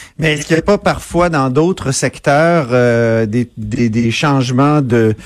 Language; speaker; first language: French; native; French